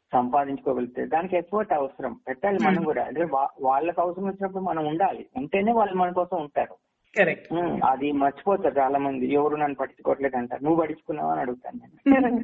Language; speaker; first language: Telugu; native; Telugu